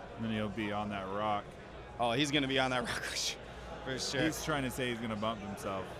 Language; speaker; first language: English; native; English